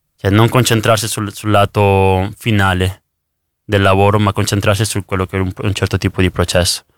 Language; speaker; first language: Italian; early bilingual, other home language; Spanish